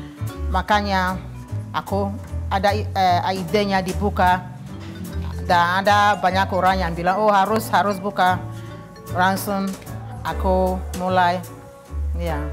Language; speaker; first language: Indonesian; non-native, learner; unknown